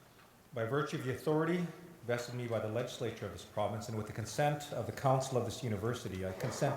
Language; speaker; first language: English; native; English